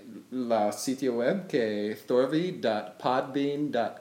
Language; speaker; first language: Spanish; non-native, learner; English